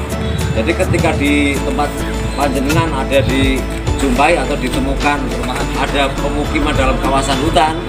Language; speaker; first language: Indonesian; native; Indonesian